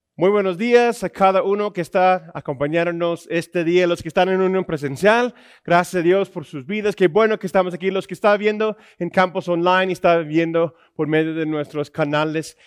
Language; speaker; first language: Spanish; non-native, fluent; English